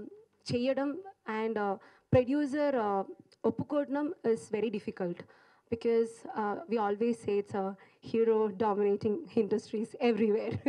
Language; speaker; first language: Telugu; non-native, learner; Malayalam